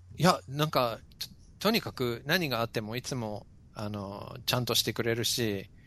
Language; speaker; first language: Japanese; non-native, fluent; English